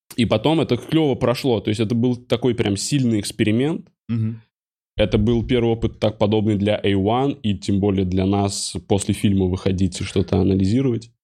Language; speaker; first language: Russian; native; Russian